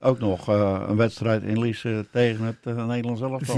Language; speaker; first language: Dutch; native; Dutch